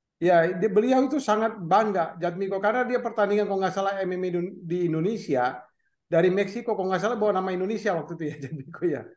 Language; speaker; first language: Indonesian; native; Indonesian